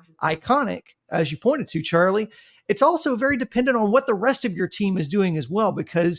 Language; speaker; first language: English; native; English